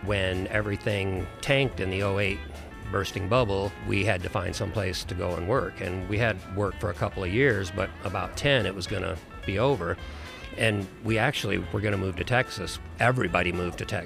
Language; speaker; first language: English; native; English